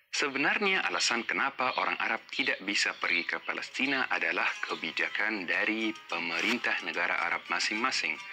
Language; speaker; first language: Indonesian; non-native, fluent; Arabic